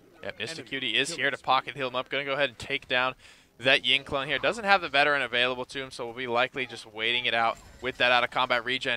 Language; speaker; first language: English; native; English